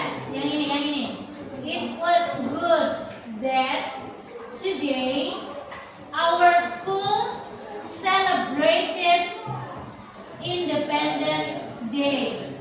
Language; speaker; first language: English; non-native, local second language; Indonesian